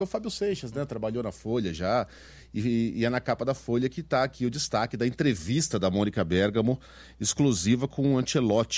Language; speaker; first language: Portuguese; native; Portuguese